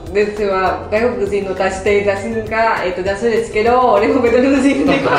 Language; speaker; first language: Japanese; non-native, learner; Vietnamese